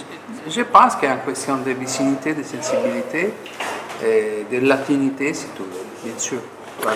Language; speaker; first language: French; non-native, fluent; Italian